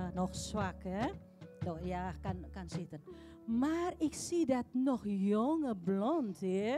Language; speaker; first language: Dutch; non-native, learner; Indonesian